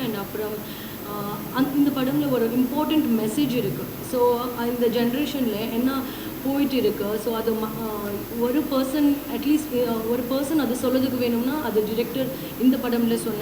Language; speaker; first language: Tamil; non-native, learner; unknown